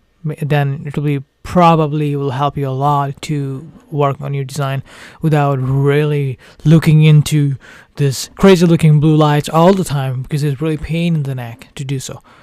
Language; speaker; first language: English; non-native, fluent; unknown